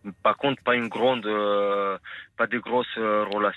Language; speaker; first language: French; non-native, fluent; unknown